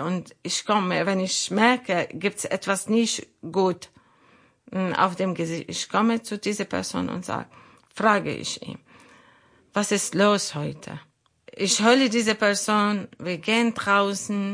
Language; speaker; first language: German; non-native, learner; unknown